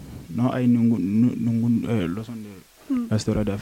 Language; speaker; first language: Spanish; non-native, learner; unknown